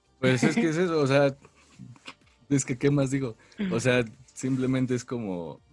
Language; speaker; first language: Spanish; native; Spanish